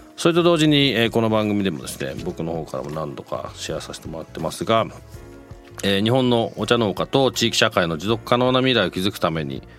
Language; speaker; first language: Japanese; native; Japanese